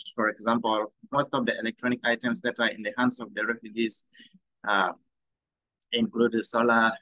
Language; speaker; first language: English; non-native, fluent; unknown